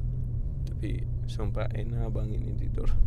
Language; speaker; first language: Indonesian; non-native, fluent; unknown